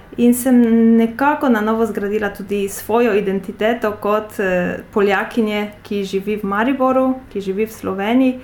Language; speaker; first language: Slovenian; non-native, fluent; Polish